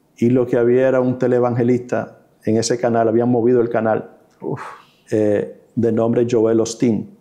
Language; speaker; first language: Spanish; early bilingual, heritage; Spanish